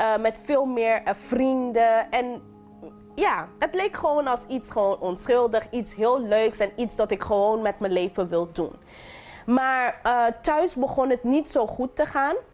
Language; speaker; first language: Dutch; non-native, local second language; English